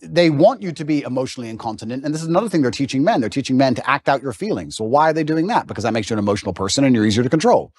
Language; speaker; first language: English; native; English